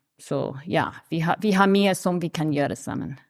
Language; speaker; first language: Norwegian; non-native, fluent; English